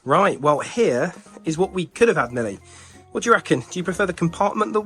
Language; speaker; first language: English; native; English